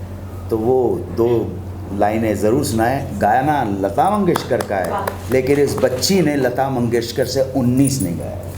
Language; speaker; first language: Hindi; native; Hindi